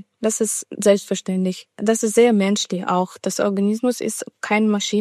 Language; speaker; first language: German; non-native, fluent; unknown